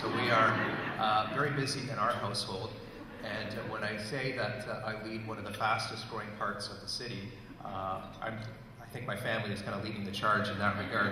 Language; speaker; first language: English; native; English